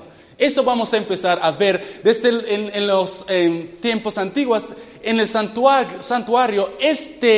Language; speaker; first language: Spanish; non-native, fluent; English